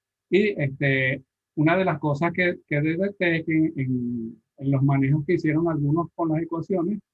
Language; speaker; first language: Spanish; native; Spanish